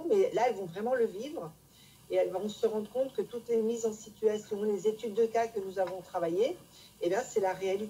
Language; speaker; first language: French; native; French